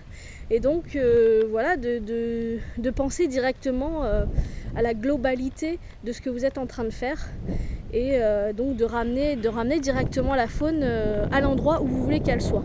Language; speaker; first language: French; native; French